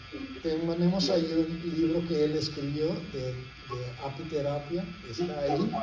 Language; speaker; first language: Spanish; non-native, fluent; Papiamento